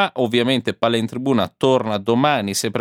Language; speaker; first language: Italian; native; Italian